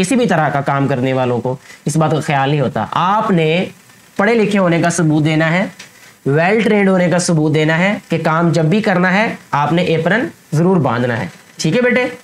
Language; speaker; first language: Urdu; non-native, local second language; Punjabi